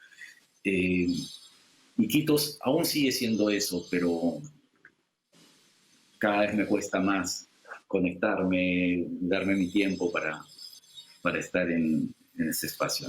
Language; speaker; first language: Spanish; native; Spanish